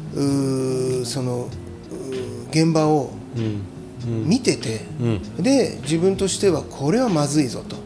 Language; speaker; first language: Japanese; native; Japanese